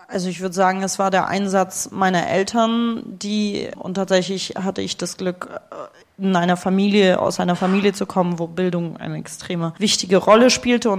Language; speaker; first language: German; early bilingual, other home language; Russian